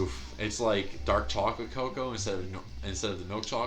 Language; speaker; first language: English; native; English